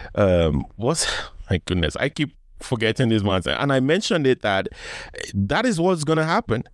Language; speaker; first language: English; non-native, local second language; Yoruba